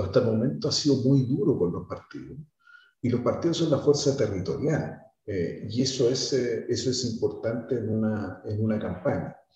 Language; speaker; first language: Spanish; native; Spanish